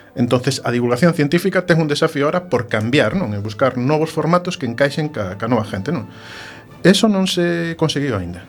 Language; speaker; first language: Galician; native; Galician